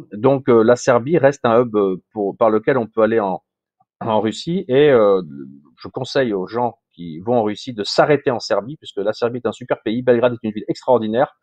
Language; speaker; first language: French; native; French